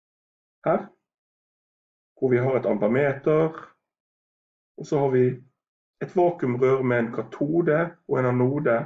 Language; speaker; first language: Norwegian; native; Norwegian